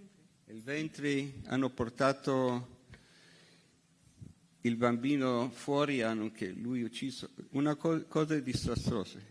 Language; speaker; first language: Italian; non-native, fluent; Hebrew